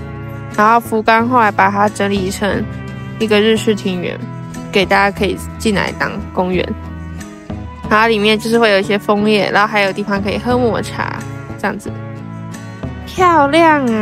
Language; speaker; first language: Chinese; native; Chinese